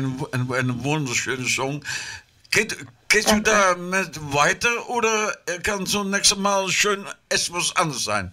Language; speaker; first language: German; non-native, learner; Dutch